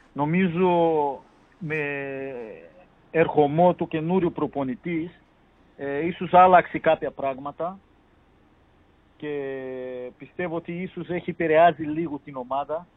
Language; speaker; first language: Greek; non-native, fluent; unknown